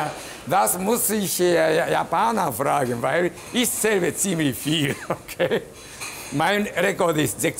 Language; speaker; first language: German; non-native, learner; Japanese